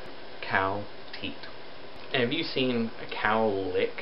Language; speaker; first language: English; native; English